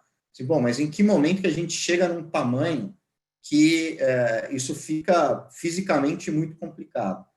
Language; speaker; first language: Portuguese; native; Portuguese